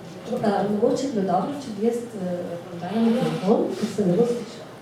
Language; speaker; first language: Slovenian; native; Slovenian